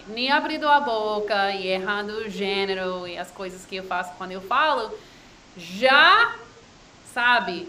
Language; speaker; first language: Portuguese; non-native, fluent; English